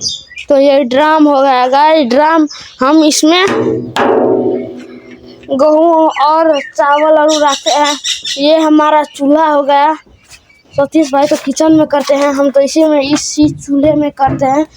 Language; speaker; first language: Hindi; non-native, local second language; Maithili